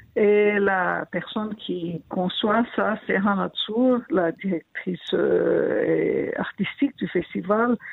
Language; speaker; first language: French; non-native, fluent; Portuguese